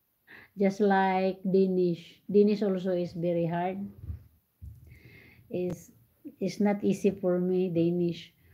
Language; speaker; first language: English; non-native, local second language; Cebuano